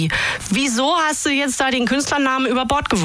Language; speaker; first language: German; native; German